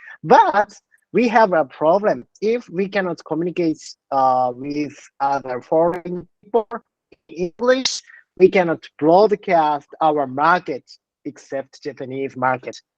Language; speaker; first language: English; non-native, learner; Japanese